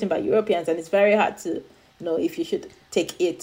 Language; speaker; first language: English; non-native, local second language; Yoruba